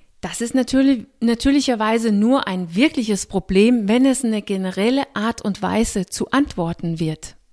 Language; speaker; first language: German; non-native, fluent; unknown